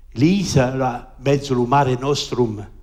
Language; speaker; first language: Italian; early bilingual, heritage; French